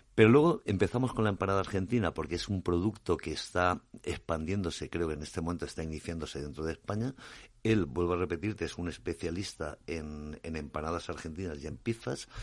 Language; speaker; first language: Spanish; native; Spanish